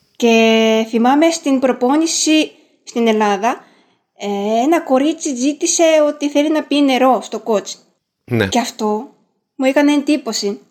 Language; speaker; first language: Greek; non-native, fluent; Japanese